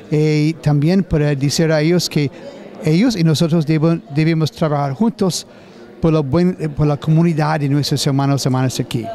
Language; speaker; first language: Spanish; non-native, learner; English